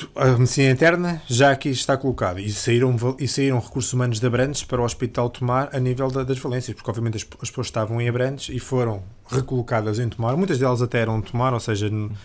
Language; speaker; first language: Portuguese; native; Portuguese